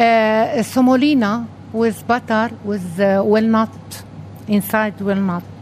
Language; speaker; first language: English; non-native, learner; Arabic